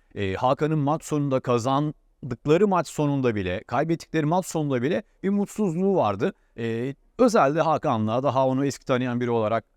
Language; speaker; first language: Turkish; native; Turkish